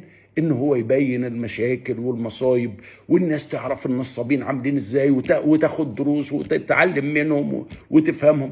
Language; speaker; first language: Arabic; native; Arabic